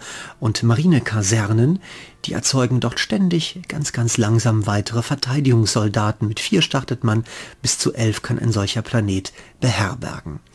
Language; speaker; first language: German; native; German